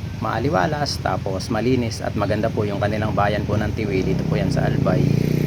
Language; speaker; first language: Filipino; non-native, local second language; Bikol